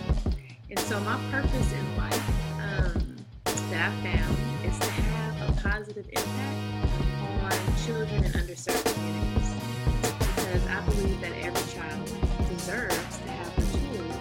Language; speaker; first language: English; native; English